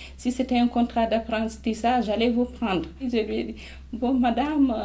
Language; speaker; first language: French; non-native, local second language; Fula